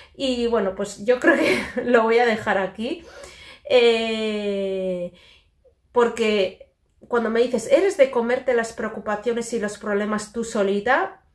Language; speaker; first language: Spanish; native; Spanish